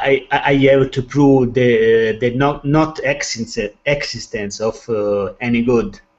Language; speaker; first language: English; non-native, learner; Italian